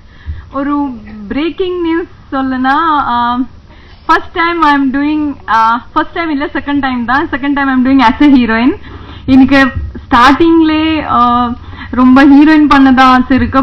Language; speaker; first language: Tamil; non-native, learner; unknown